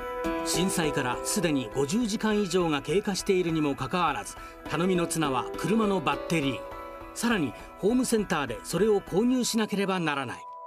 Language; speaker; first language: Japanese; native; Japanese